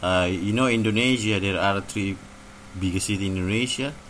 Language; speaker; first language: English; non-native, learner; Indonesian